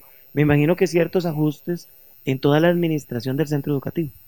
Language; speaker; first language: Spanish; native; Spanish